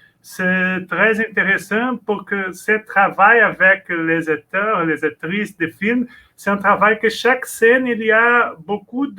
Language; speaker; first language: French; non-native, learner; Portuguese